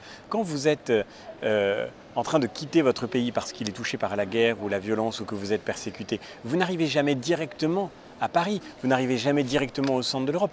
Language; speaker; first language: French; native; French